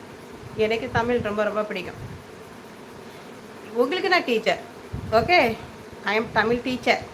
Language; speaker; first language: Tamil; early bilingual, heritage; Tamil